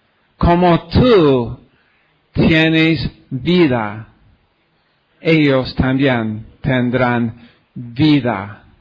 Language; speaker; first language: Spanish; non-native, fluent; English